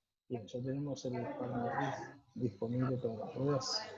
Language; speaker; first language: Spanish; native; Spanish